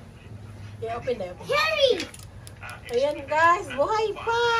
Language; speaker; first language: Filipino; non-native, local second language; Hiligaynon